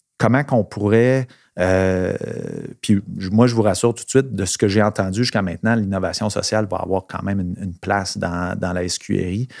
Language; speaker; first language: French; native; French